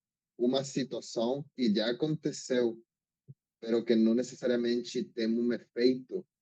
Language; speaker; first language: Portuguese; non-native, learner; Spanish